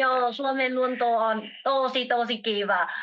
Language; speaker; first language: Finnish; non-native, learner; Vietnamese